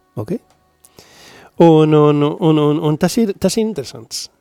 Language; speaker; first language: Latvian; non-native, learner; Spanish